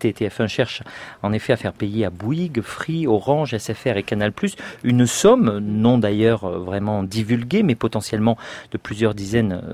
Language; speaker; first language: French; native; French